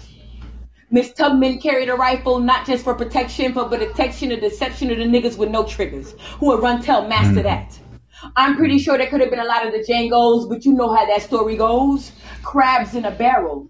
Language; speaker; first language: English; native; English